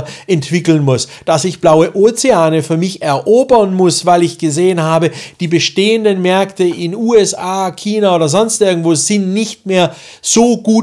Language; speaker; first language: German; native; German